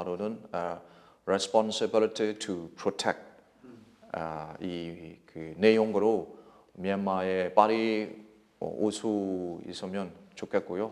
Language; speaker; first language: Korean; non-native, learner; Burmese